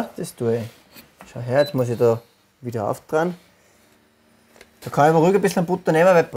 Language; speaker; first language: German; native; German